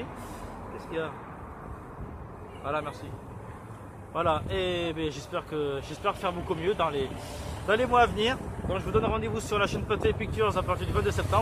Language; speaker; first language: French; native; French